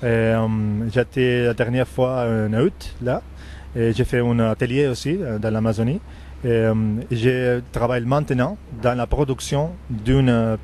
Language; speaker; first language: French; non-native, fluent; Spanish